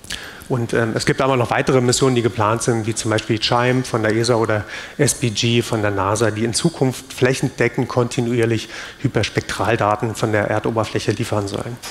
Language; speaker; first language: German; native; German